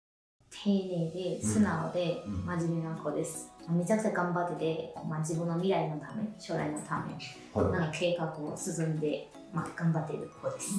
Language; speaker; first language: Japanese; non-native, learner; Burmese